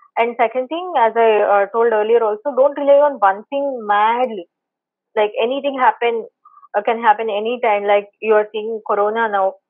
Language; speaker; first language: English; non-native, local second language; Telugu